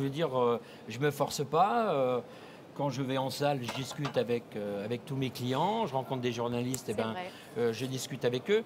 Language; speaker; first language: French; native; French